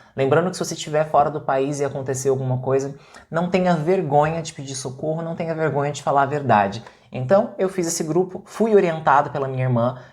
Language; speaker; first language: Portuguese; native; Portuguese